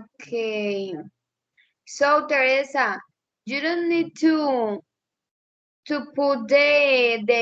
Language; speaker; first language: English; non-native, learner; Spanish